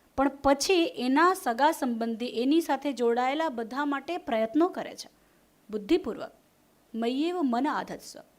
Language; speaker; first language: Gujarati; non-native, local second language; Hindi